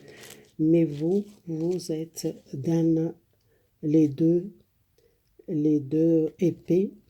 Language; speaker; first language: French; non-native, learner; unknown